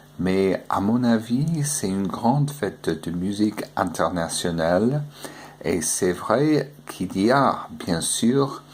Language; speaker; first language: French; non-native, fluent; English